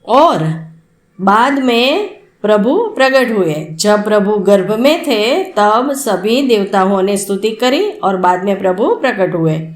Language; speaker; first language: Hindi; non-native, local second language; Gujarati